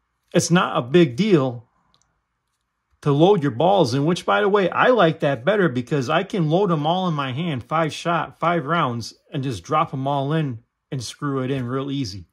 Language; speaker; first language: English; native; English